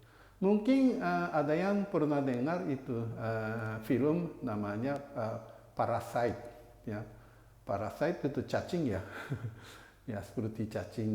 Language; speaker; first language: Indonesian; non-native, fluent; Japanese